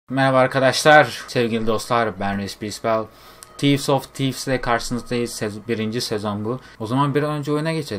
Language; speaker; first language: Turkish; native; Turkish